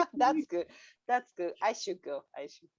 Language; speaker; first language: English; non-native, learner; Japanese